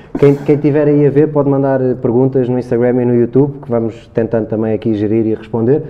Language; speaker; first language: Portuguese; native; Portuguese